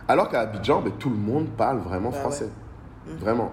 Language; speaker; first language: French; non-native, local second language; Bambara